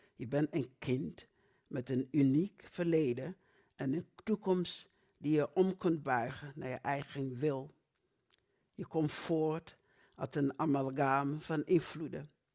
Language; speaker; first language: Dutch; non-native, fluent; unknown